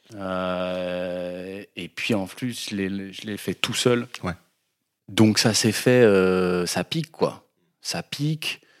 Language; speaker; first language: French; native; French